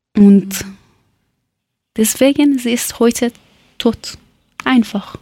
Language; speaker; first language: German; non-native, learner; Persian